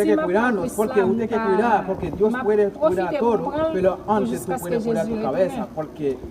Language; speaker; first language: Spanish; non-native, learner; Haitian Creole